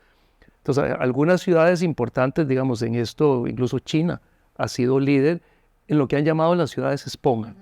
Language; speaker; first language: Spanish; native; Spanish